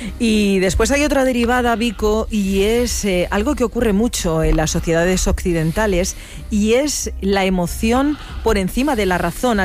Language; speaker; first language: Spanish; native; Spanish